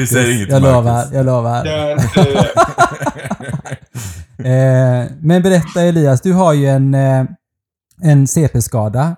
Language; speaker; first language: Swedish; native; Swedish